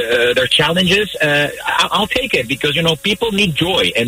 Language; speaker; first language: English; non-native, fluent; Spanish